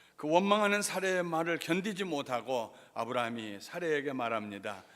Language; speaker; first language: Korean; native; Korean